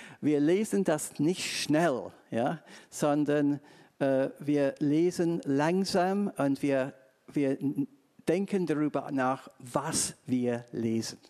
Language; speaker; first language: German; non-native, fluent; English